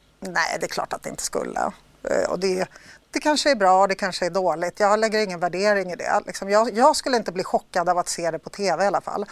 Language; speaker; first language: Swedish; early bilingual, other home language; Polish